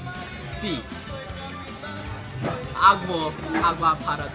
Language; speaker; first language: Spanish; non-native, learner; English